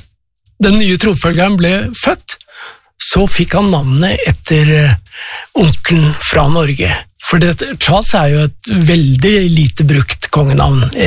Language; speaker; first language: Norwegian; native; Norwegian